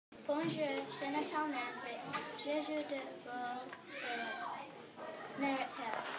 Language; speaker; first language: French; non-native, learner; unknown